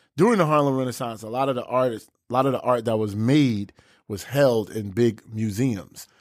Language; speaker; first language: English; native; English